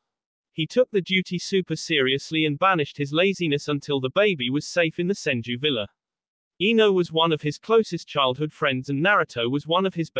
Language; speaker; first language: English; native; English